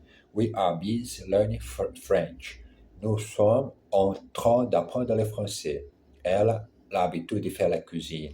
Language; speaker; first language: French; non-native, learner; German